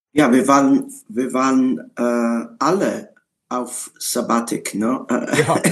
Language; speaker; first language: German; non-native, learner; English